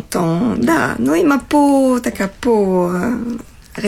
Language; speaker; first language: Bulgarian; non-native, fluent; French